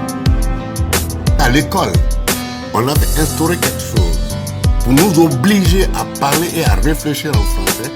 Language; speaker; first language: French; non-native, local second language; Malagasy